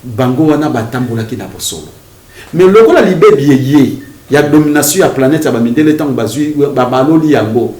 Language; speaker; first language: Lingala; non-native, local second language; Kongo